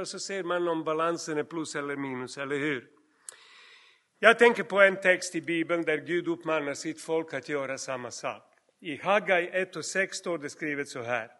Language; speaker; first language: Swedish; non-native, fluent; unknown